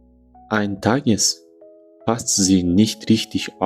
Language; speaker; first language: German; non-native, learner; Uzbek